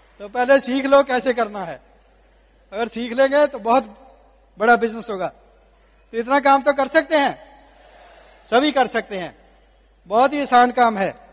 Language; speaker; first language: Hindi; non-native, local second language; Punjabi